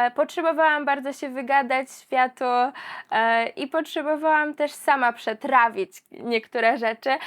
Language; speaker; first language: Polish; native; Polish